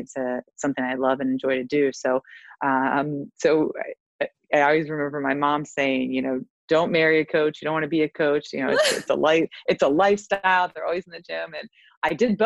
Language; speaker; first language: English; native; English